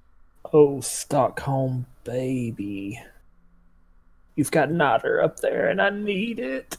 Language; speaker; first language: English; native; English